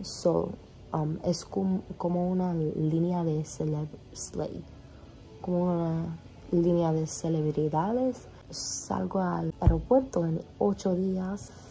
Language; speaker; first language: Spanish; non-native, learner; English